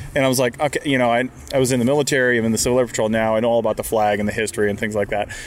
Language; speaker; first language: English; native; English